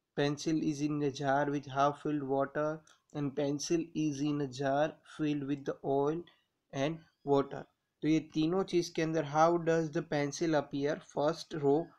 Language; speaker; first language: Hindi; non-native, local second language; Gujarati